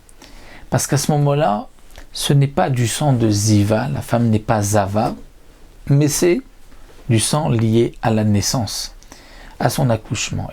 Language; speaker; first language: French; native; French